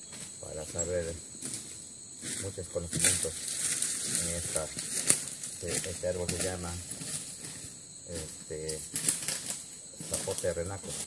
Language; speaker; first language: Spanish; non-native, local second language; Shipibo-Conibo